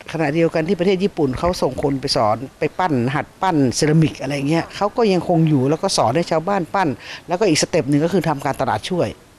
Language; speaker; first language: Thai; native; Thai